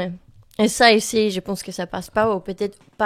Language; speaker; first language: French; non-native, learner; Spanish